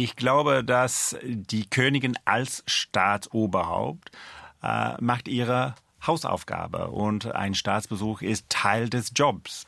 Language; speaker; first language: German; non-native, fluent; English